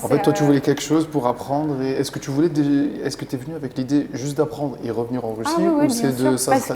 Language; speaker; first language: French; native; French